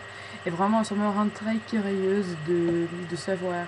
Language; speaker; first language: French; non-native, fluent; English